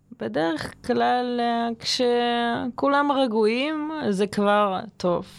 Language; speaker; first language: Hebrew; non-native, fluent; Russian